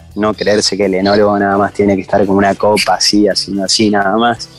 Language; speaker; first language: Spanish; native; Spanish